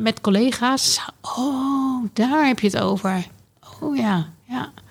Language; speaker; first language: Dutch; native; Dutch